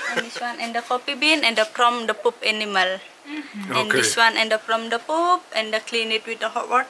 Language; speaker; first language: English; non-native, learner; Indonesian